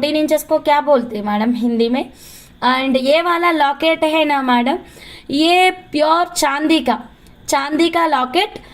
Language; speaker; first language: Hindi; non-native, local second language; Telugu